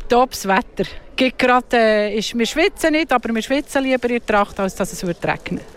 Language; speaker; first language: German; native; German